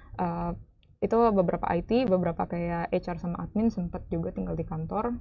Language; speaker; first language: Indonesian; native; Indonesian